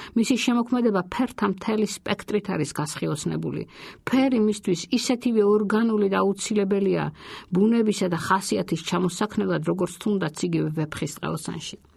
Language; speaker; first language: Georgian; native; Georgian